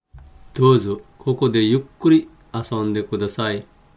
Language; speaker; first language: Japanese; non-native, fluent; Hindi